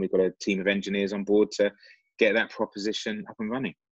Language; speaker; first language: English; native; English